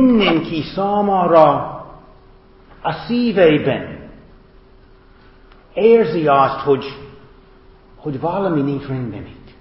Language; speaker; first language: Hungarian; non-native, fluent; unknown